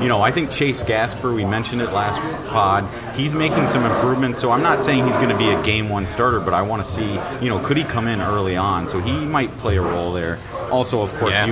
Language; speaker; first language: English; native; English